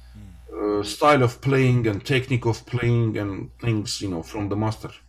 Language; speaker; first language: English; non-native, fluent; Armenian